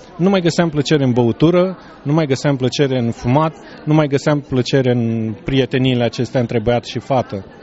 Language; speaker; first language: Romanian; native; Romanian